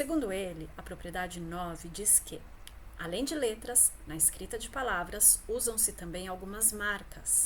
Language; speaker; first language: Portuguese; native; Portuguese